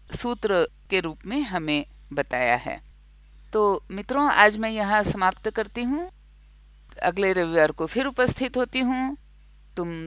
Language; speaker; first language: Hindi; non-native, local second language; Marathi